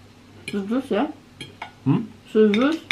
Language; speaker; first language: German; non-native, learner; Indonesian